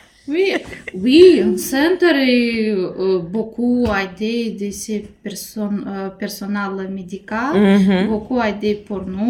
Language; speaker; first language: French; non-native, learner; Romanian